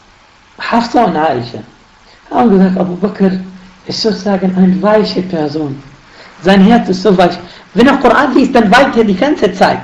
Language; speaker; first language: German; non-native, fluent; Arabic